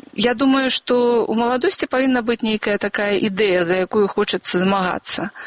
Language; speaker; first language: Belarusian; non-native, local second language; Russian